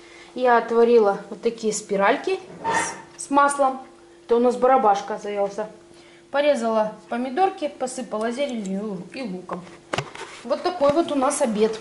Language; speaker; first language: Russian; native; Russian